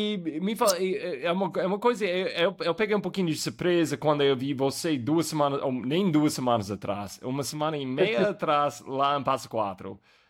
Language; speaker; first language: Portuguese; non-native, fluent; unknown